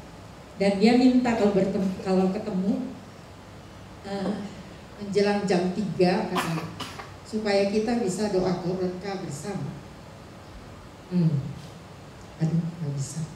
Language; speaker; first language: Indonesian; native; Indonesian